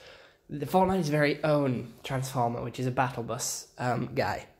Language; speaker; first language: English; native; English